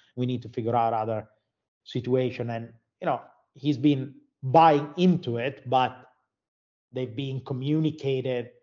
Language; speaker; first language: English; non-native, fluent; Italian